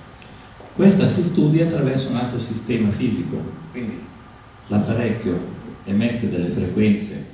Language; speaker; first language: Italian; native; Italian